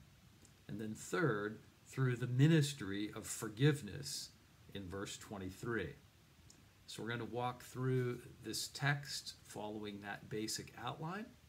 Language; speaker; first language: English; native; English